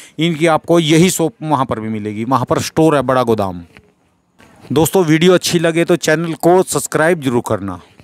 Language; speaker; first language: Hindi; native; Hindi